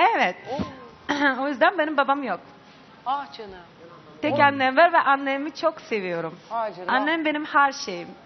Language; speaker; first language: Turkish; non-native, learner; Uzbek